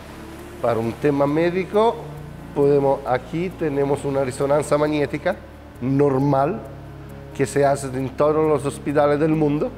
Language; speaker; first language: Spanish; non-native, learner; Italian